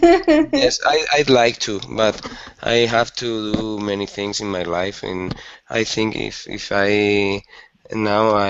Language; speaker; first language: English; non-native, learner; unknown